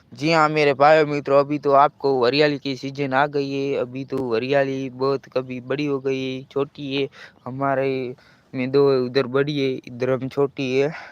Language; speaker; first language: Hindi; non-native, local second language; Gujarati